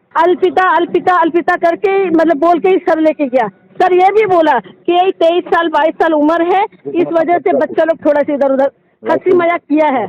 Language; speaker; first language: Hindi; non-native, local second language; Bangla